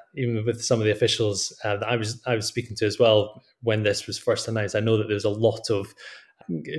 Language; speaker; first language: English; native; English